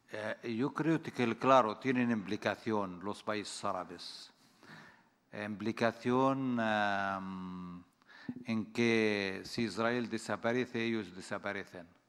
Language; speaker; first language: Spanish; non-native, fluent; Arabic